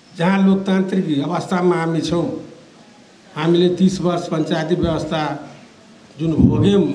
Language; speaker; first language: Nepali; non-native, local second language; Maithili